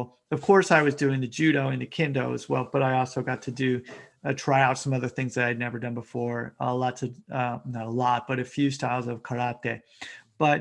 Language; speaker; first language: English; native; English